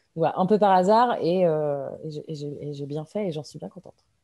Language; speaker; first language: French; native; French